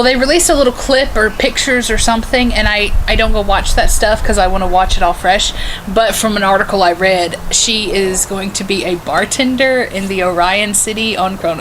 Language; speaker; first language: English; native; English